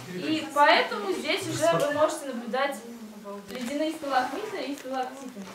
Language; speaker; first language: Russian; native; Russian